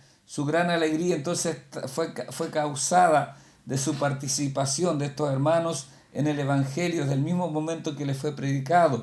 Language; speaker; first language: Spanish; native; Spanish